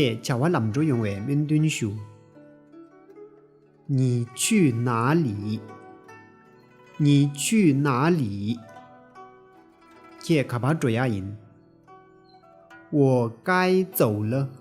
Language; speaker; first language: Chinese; non-native, fluent; Tibetan